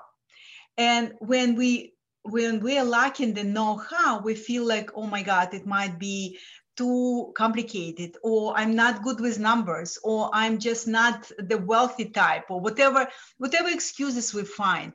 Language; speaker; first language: English; non-native, fluent; Lithuanian